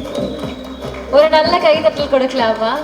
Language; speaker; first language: Tamil; native; Tamil